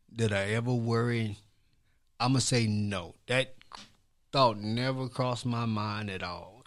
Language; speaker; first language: English; native; English